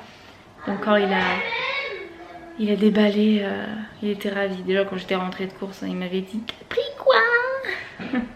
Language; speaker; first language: French; native; French